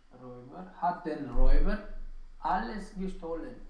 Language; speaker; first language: German; non-native, learner; Romanian